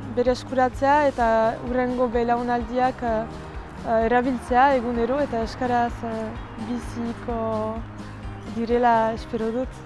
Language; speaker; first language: Basque; non-native, local second language; French